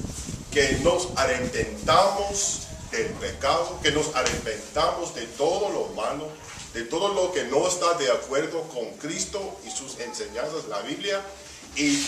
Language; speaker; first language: Spanish; early bilingual, heritage; Spanish